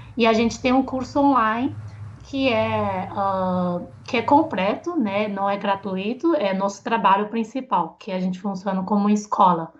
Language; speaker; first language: Portuguese; non-native, fluent; Chinese